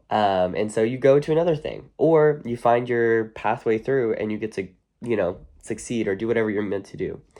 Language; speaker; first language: English; native; English